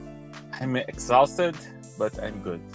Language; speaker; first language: English; non-native, learner; Portuguese